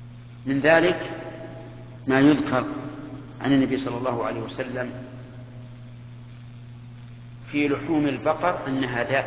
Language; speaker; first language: Arabic; native; Arabic